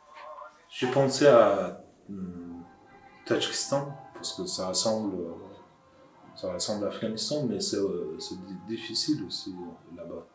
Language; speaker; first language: French; non-native, learner; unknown